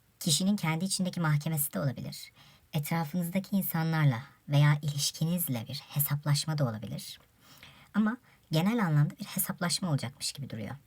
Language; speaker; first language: Turkish; native; Turkish